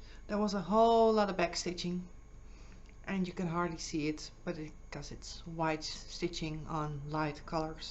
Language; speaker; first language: English; non-native, fluent; Dutch